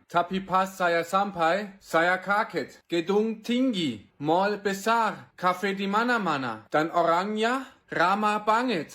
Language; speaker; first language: Indonesian; non-native, fluent; German